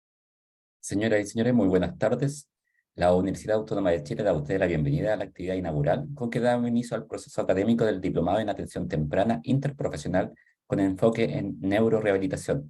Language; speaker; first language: Spanish; native; Spanish